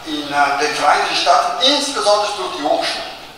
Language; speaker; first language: German; non-native, local second language; Italian